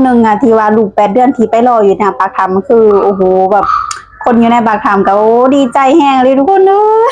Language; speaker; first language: Thai; non-native, local second language; Lao